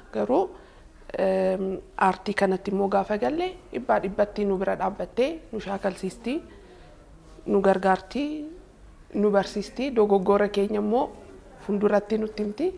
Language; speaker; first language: Oromo; early bilingual, heritage; Oromo